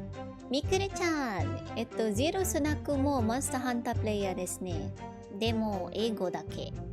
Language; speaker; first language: Japanese; non-native, learner; Filipino